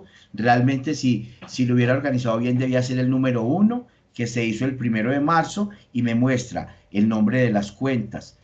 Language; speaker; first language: Spanish; native; Spanish